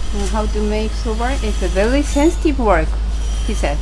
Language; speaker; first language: English; non-native, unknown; Japanese